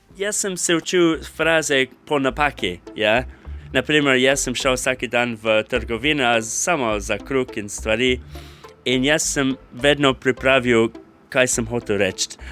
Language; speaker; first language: Slovenian; non-native, fluent; English